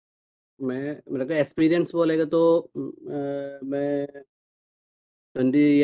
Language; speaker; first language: Hindi; non-native, local second language; Malayalam